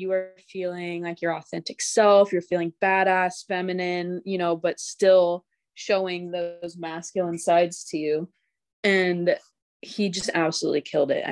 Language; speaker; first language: English; native; English